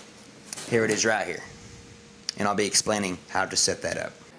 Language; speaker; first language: English; native; English